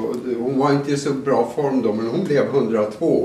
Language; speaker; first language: Swedish; native; Swedish